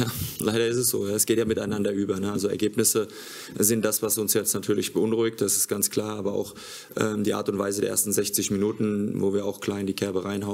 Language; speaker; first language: German; native; German